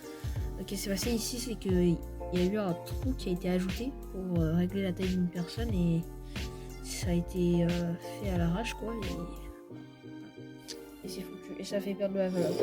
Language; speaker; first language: French; native; French